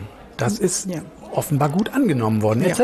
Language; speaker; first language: German; native; German